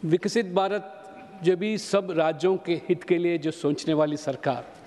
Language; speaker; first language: Hindi; non-native, local second language; Telugu